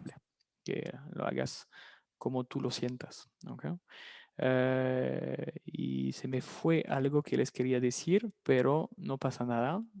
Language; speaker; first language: Spanish; non-native, fluent; French